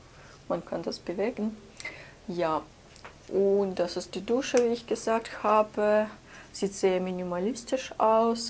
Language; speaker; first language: German; non-native, fluent; Russian